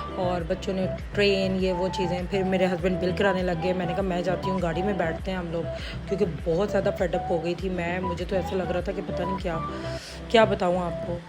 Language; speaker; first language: Urdu; native; Urdu